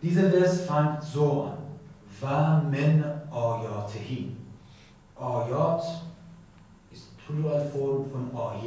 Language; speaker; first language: German; non-native, learner; Persian